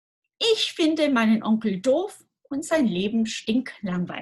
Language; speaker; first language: German; non-native, fluent; English